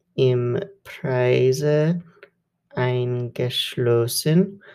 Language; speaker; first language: German; non-native, learner; English